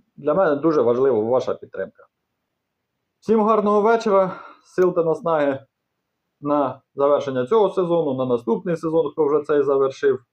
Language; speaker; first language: Ukrainian; native; Ukrainian